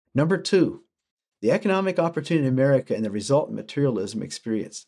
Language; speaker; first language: English; early bilingual, other home language; German